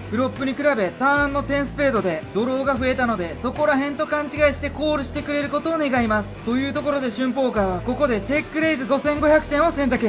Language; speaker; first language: Japanese; native; Japanese